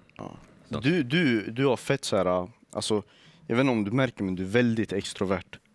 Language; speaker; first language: Swedish; early bilingual, other home language; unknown